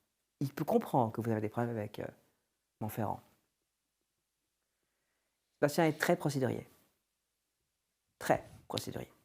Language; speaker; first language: French; native; French